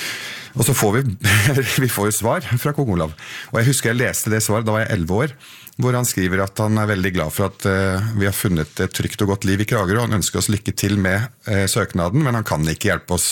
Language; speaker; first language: Norwegian; early bilingual, other home language; Arabic